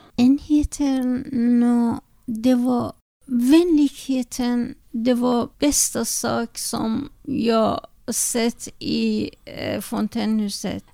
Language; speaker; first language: Swedish; non-native, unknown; Persian